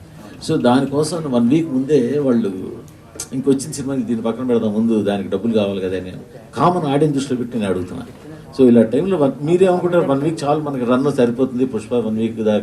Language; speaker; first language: Telugu; native; Telugu